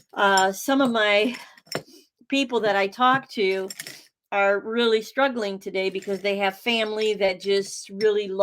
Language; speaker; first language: English; native; English